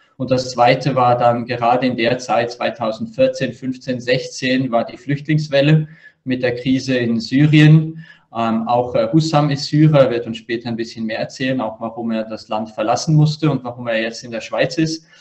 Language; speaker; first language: German; native; German